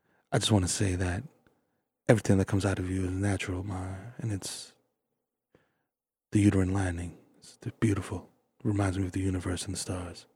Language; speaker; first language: English; early bilingual, other home language; Spanish